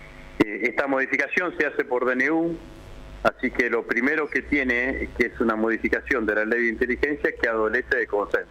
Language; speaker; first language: Spanish; native; Spanish